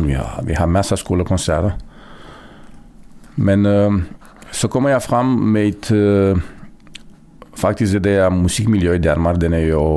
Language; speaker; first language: Danish; non-native, fluent; Romanian